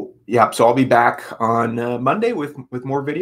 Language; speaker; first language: English; native; English